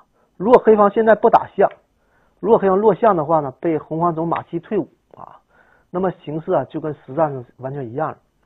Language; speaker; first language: Chinese; native; Chinese